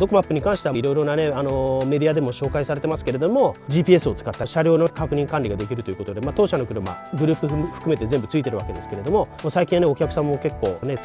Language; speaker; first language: Japanese; native; Japanese